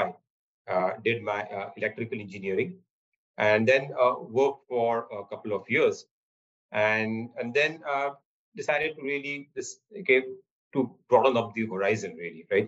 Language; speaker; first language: English; non-native, local second language; Marathi